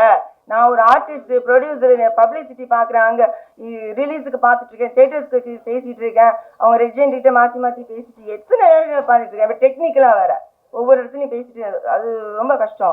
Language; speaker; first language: Tamil; early bilingual, heritage; Tamil